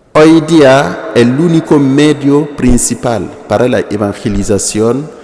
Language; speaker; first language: Spanish; non-native, fluent; Mossi